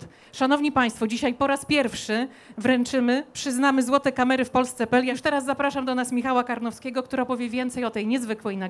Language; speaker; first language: Polish; native; Polish